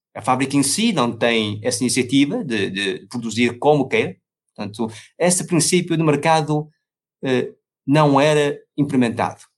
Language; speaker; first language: Portuguese; non-native, fluent; Chinese